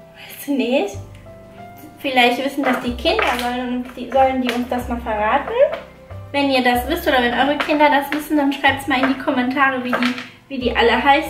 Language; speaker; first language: German; native; German